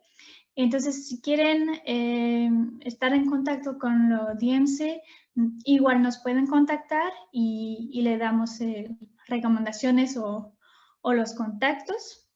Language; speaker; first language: Spanish; non-native, fluent; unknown